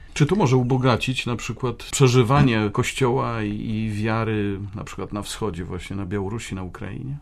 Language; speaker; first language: Polish; native; Polish